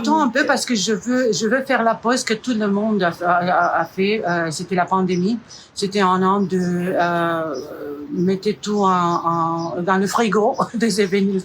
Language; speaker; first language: French; non-native, fluent; Romanian